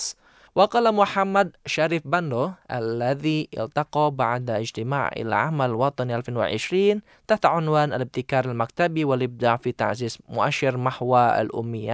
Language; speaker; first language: Arabic; non-native, fluent; Indonesian